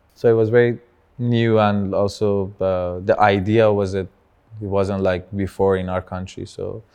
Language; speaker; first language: English; non-native, fluent; Persian